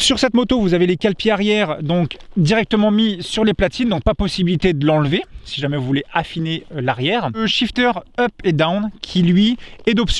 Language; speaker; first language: French; native; French